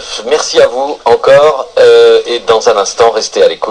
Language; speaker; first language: French; native; French